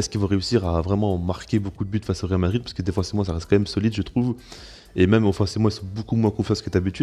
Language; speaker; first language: French; native; French